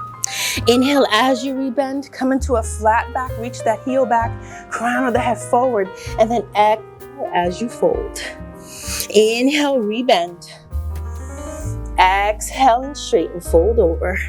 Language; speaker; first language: English; native; English